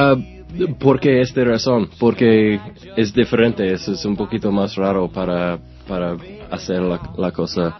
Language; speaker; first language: Spanish; non-native, learner; English